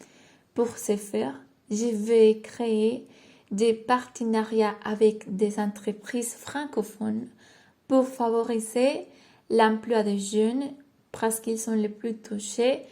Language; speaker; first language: French; non-native, learner; Spanish